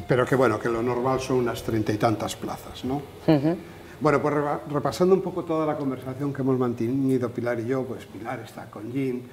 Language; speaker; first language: Spanish; native; Spanish